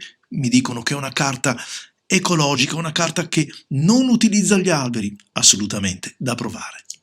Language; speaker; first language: Italian; native; Italian